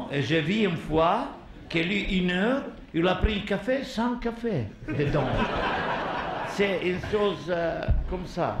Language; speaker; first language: French; non-native, learner; Italian